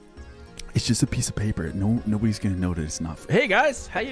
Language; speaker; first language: English; native; English